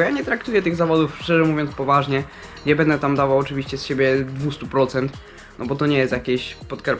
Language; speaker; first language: Polish; native; Polish